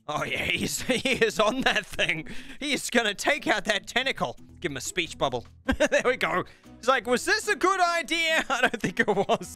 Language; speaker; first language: English; native; English